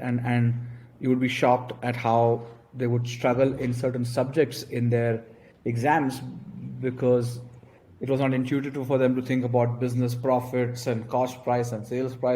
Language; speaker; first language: English; non-native, local second language; Gujarati